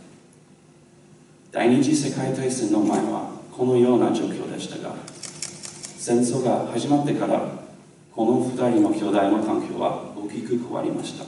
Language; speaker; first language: Japanese; non-native, learner; English